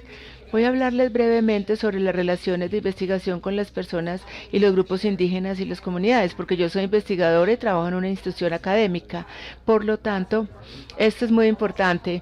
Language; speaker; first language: Spanish; non-native, fluent; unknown